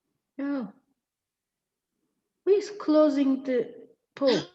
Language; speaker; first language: English; non-native, fluent; Turkish